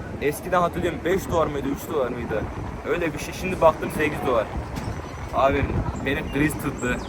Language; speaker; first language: Turkish; early bilingual, heritage; Turkish